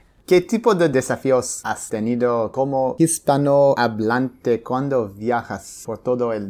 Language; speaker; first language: Spanish; non-native, learner; English